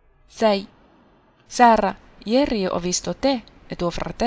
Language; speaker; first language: Italian; non-native, fluent; Chinese